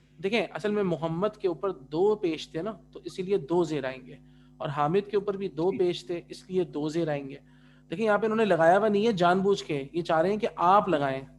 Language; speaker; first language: Urdu; native; Urdu